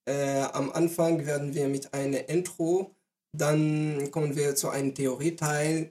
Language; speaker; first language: German; non-native, learner; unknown